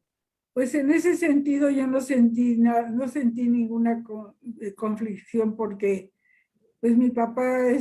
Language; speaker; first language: Spanish; early bilingual, other home language; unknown